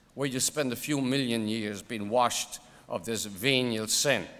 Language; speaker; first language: English; native; English